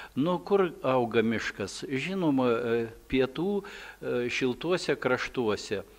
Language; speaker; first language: Lithuanian; early bilingual, heritage; Lithuanian